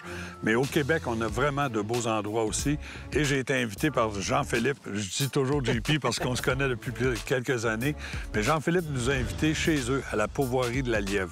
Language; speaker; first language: French; native; French